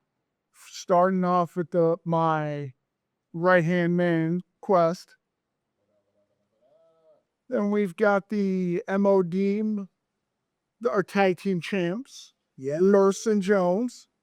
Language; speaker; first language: English; native; English